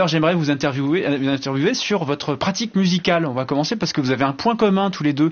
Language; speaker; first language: French; native; French